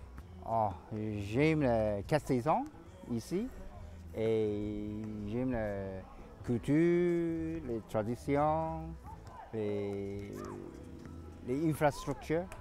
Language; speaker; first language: French; non-native, fluent; Cantonese